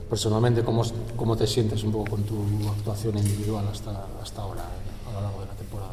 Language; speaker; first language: Spanish; non-native, fluent; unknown